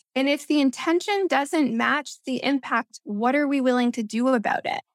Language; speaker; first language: English; early bilingual, other home language; Spanish